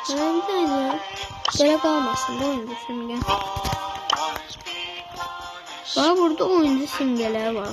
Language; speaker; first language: Turkish; non-native, learner; Azerbaijani